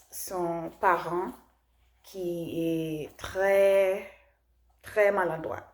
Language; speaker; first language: French; non-native, learner; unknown